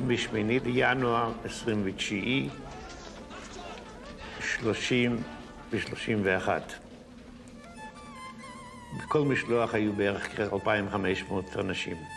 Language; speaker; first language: Hebrew; non-native, fluent; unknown